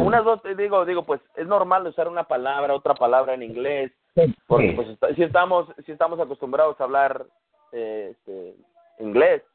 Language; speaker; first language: Spanish; early bilingual, heritage; Spanish